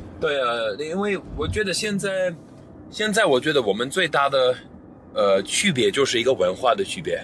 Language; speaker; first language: Chinese; non-native, fluent; English